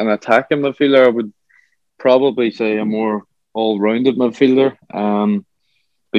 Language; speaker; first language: English; native; English